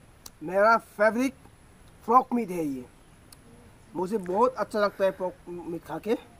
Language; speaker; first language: Hindi; non-native, local second language; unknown